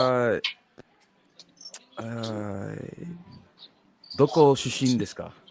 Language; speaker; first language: Japanese; non-native, learner; English